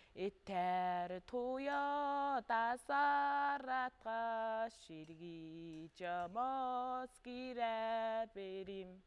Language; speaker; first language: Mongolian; non-native, local second language; Tuvinian